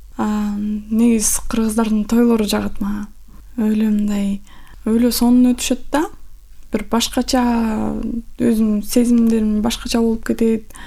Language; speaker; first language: Kyrgyz; non-native, local second language; Russian